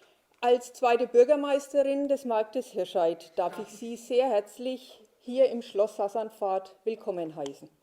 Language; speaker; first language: German; native; German